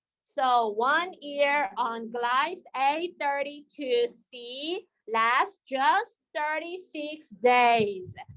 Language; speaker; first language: English; non-native, fluent; Korean